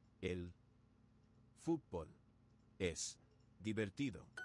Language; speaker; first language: Spanish; non-native, learner; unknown